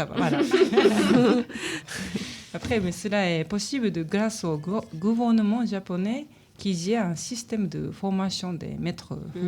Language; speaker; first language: French; non-native, learner; Japanese